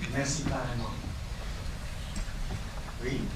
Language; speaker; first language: French; non-native, local second language; German